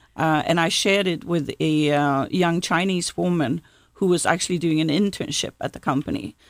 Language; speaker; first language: English; non-native, fluent; Swedish